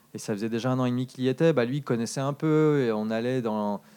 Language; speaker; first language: French; early bilingual, other home language; English